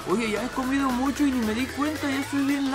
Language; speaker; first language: Spanish; native; Spanish